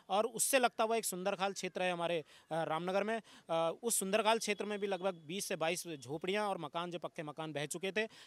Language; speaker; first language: Hindi; native; Hindi